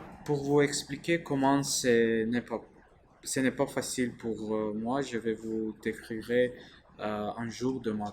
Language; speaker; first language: French; non-native, learner; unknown